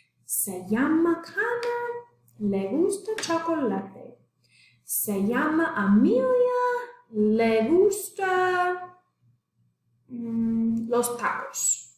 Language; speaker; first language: Spanish; non-native, fluent; English